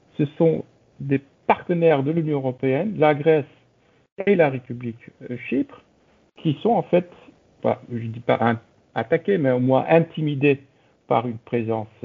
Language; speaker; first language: French; non-native, fluent; Dutch